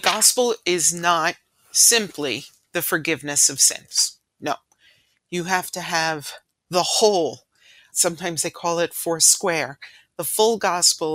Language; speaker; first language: English; native; English